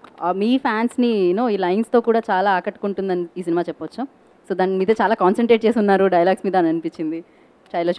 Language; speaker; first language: Telugu; native; Telugu